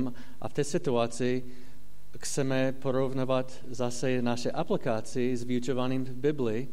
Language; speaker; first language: Czech; non-native, fluent; English